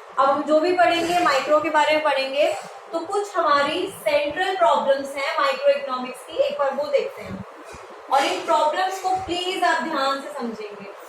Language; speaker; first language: Hindi; native; Hindi